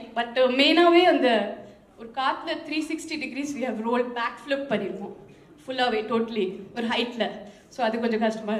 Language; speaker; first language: Tamil; non-native, fluent; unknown